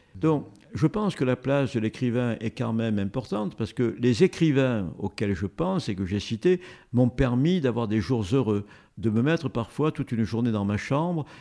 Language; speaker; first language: French; native; French